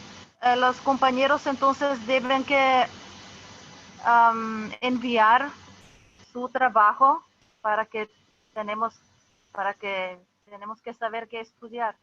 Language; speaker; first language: Spanish; non-native, fluent; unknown